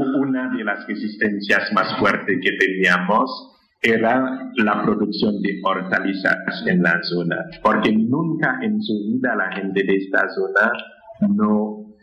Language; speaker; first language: Spanish; non-native, fluent; Haitian Creole